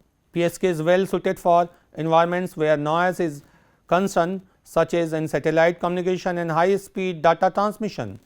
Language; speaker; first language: English; non-native, local second language; Hindi